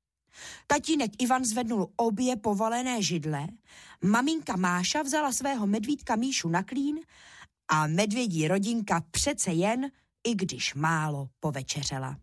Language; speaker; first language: Czech; native; Czech